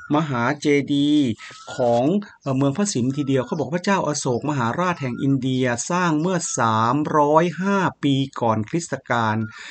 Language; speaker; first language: Thai; native; Thai